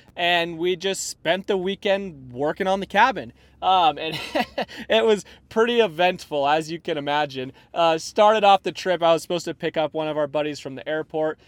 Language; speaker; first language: English; native; English